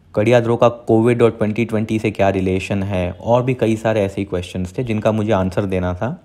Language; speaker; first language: Hindi; non-native, local second language; Gujarati